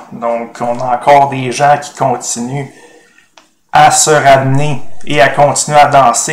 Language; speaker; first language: French; native; French